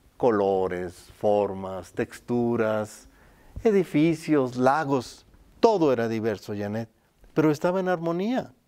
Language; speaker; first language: Spanish; native; Spanish